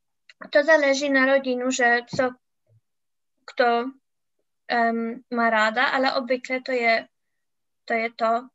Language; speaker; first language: Czech; non-native, learner; English